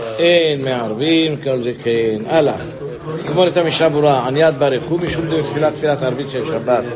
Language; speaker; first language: Hebrew; native; Hebrew